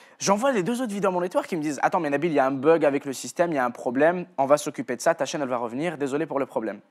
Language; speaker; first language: French; non-native, local second language; Arabic